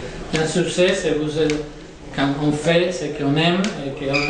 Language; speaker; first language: French; non-native, learner; Spanish